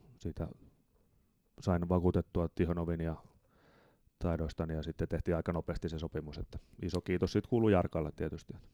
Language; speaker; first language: Finnish; native; Finnish